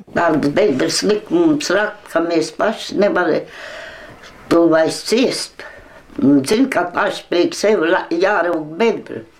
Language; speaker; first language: Latvian; non-native, local second language; Romany